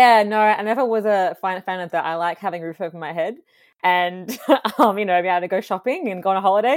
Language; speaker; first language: English; native; English